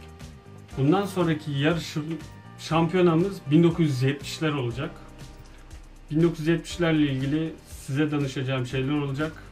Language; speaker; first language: Turkish; native; Turkish